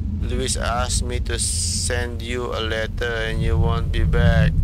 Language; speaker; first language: English; non-native, local second language; Filipino